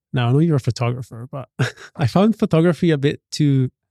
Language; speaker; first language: English; non-native, fluent; Italian